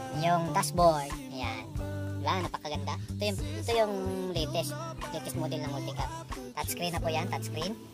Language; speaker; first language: Filipino; non-native, local second language; Cebuano